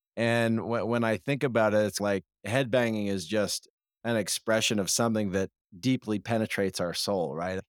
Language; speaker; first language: English; native; English